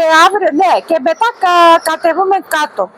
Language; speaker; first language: Greek; non-native, learner; Armenian